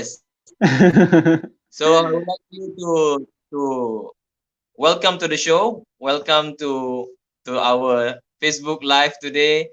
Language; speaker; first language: English; non-native, fluent; Malay